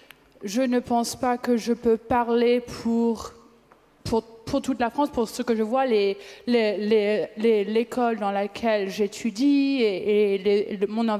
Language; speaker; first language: French; non-native, fluent; English